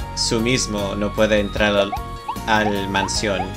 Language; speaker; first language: Spanish; non-native, learner; English